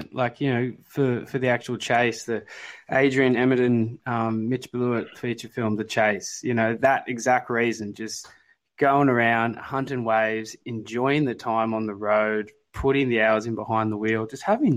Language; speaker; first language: English; native; English